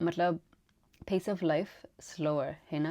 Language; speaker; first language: Hindi; non-native, learner; English